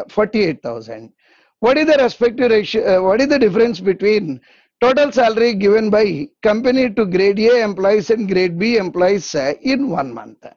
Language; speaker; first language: English; non-native, local second language; Telugu